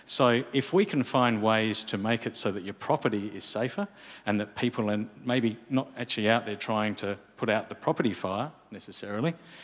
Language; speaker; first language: English; native; English